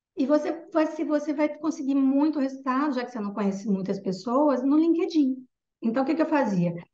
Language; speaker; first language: Portuguese; native; Portuguese